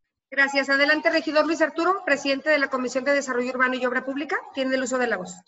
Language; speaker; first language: Spanish; native; Spanish